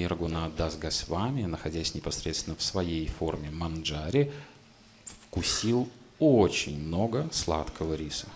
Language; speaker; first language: Russian; native; Russian